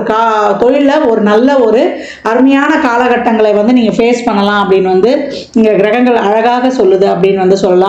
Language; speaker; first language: Tamil; native; Tamil